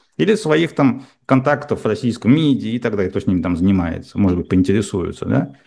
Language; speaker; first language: Russian; native; Russian